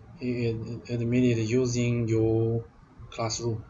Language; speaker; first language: English; non-native, learner; Vietnamese